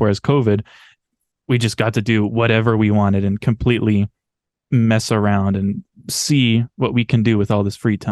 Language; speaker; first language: English; native; English